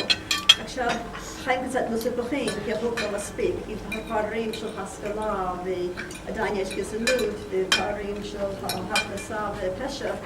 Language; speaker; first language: Hebrew; non-native, fluent; English